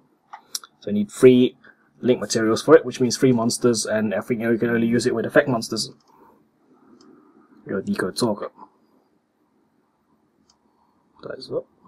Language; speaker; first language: English; native; English